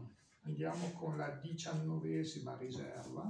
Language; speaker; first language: Italian; native; Italian